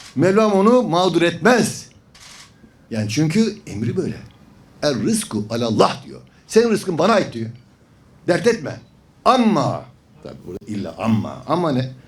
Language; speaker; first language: Turkish; native; Turkish